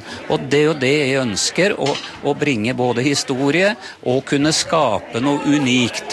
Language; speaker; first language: Norwegian; native; Norwegian